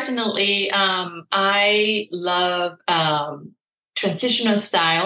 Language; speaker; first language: English; non-native, fluent; Spanish